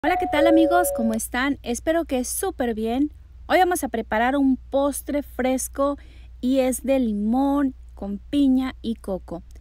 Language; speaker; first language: Spanish; native; Spanish